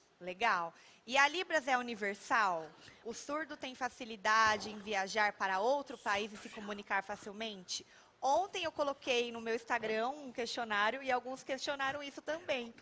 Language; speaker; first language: Portuguese; native; Portuguese